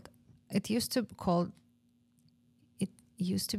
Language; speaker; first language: English; non-native, fluent; Russian